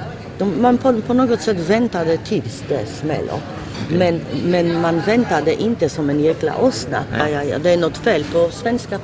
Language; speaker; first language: Swedish; non-native, fluent; Polish